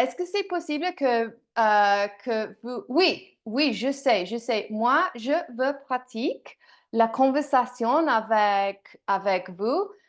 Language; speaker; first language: French; non-native, learner; English